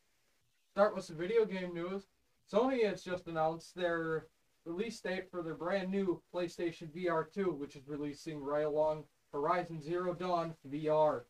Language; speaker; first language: English; native; English